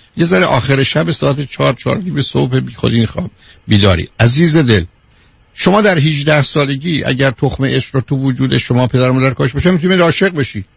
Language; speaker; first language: Persian; native; Persian